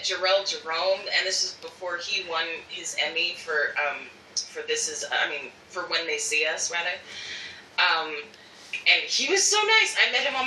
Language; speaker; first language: English; native; English